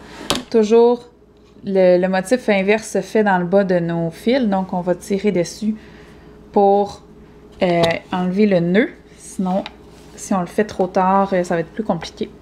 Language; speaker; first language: French; native; French